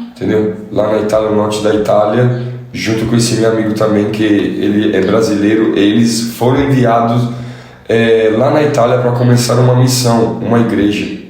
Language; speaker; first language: Portuguese; non-native, fluent; Italian